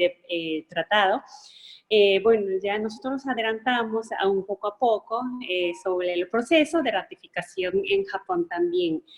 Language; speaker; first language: Spanish; non-native, fluent; Japanese